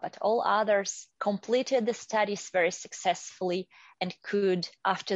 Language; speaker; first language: English; non-native, fluent; Russian